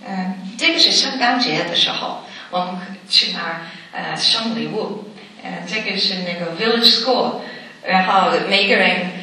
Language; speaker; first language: Chinese; non-native, learner; English